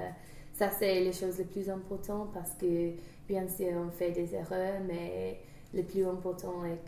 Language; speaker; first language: French; non-native, learner; English